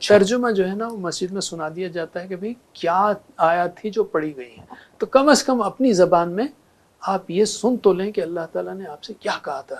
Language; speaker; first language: Urdu; native; Urdu